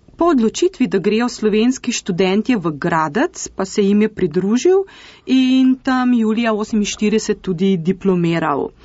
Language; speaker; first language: Slovenian; native; Slovenian